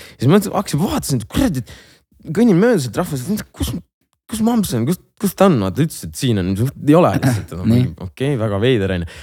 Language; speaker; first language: Estonian; non-native, local second language; Russian